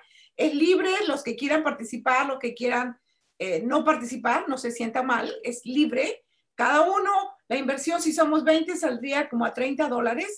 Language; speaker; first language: Spanish; native; Spanish